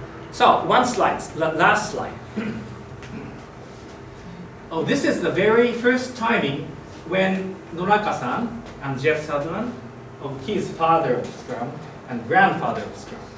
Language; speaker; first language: English; non-native, fluent; Japanese